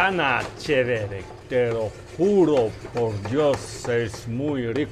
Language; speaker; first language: Spanish; non-native, learner; French